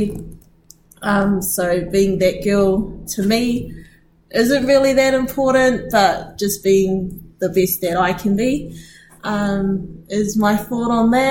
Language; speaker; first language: English; native; English